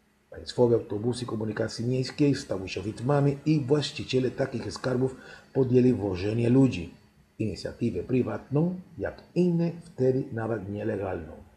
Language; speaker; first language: Polish; non-native, fluent; Spanish